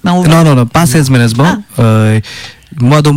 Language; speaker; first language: French; non-native, learner; Bangla